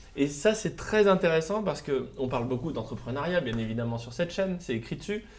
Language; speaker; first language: French; native; French